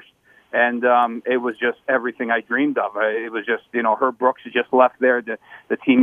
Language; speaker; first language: English; native; English